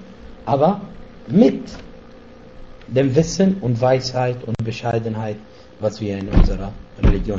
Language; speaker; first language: German; non-native, fluent; Arabic